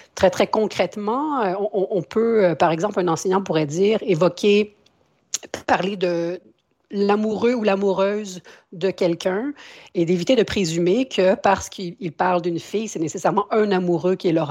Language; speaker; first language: French; native; French